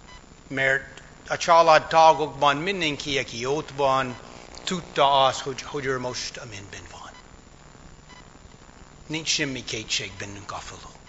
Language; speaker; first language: Hungarian; non-native, fluent; English